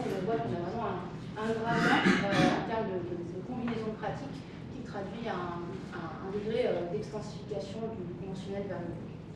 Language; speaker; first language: French; native; French